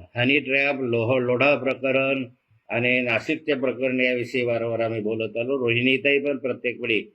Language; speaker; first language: Marathi; native; Marathi